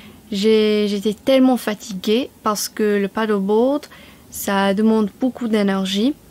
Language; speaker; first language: French; non-native, fluent; English